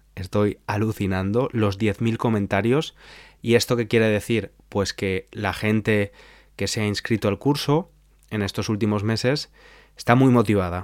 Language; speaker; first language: Spanish; native; Spanish